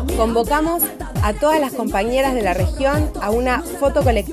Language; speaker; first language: Spanish; native; Spanish